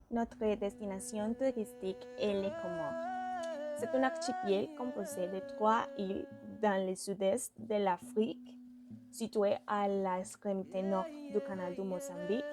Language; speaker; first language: French; non-native, learner; Spanish